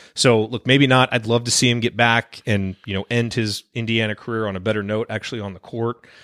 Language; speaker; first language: English; native; English